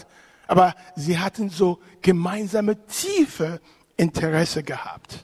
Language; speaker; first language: German; non-native, fluent; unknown